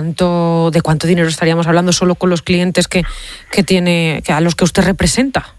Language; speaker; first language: Spanish; native; Spanish